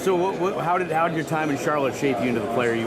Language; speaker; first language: English; native; English